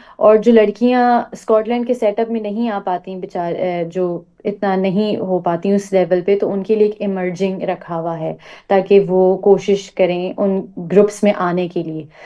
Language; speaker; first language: Urdu; native; Urdu